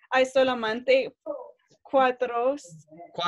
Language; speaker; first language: Spanish; non-native, learner; English